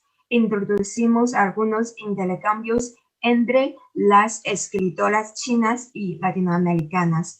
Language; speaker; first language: Spanish; non-native, fluent; Chinese